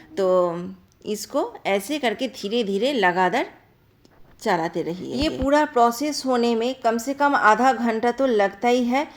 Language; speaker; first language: Hindi; non-native, local second language; Bangla